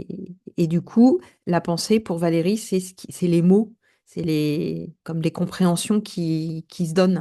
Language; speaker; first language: French; native; French